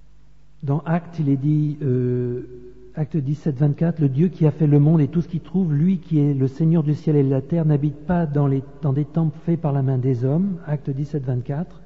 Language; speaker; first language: French; native; French